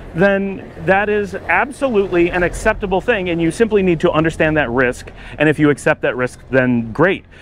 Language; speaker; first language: English; native; English